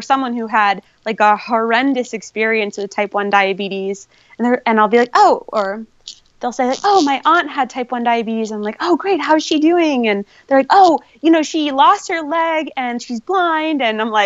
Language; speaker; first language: English; native; English